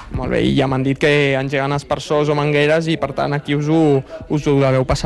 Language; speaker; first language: Catalan; native; Catalan